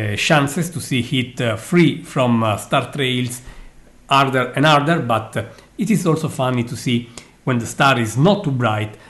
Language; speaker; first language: English; non-native, fluent; Italian